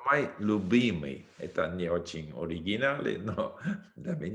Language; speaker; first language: Russian; non-native, learner; English